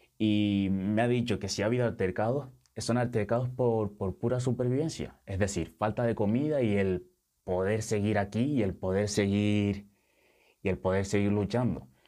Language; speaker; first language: Spanish; early bilingual, other home language; Wolof